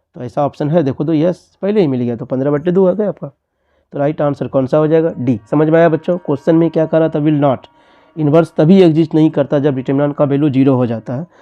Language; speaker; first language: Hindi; native; Hindi